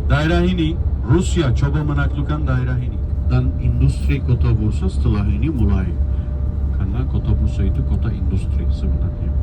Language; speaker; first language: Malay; non-native, fluent; Turkish